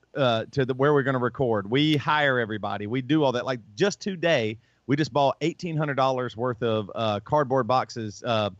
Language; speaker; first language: English; native; English